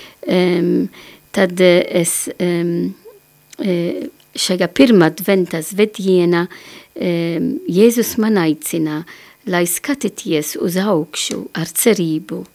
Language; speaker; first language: Latvian; non-native, learner; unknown